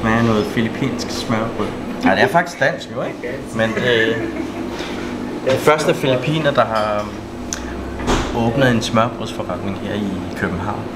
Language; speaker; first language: Danish; non-native, fluent; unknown